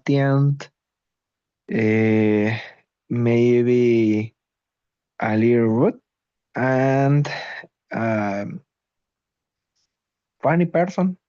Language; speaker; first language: English; non-native, learner; Spanish